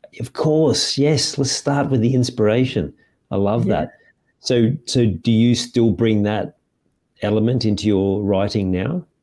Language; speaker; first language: English; native; English